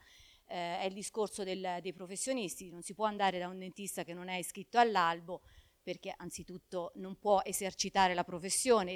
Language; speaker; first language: Italian; native; Italian